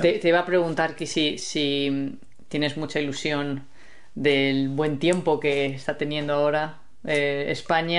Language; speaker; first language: Spanish; native; Spanish